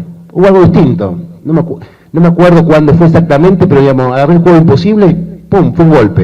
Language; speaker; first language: Spanish; native; Spanish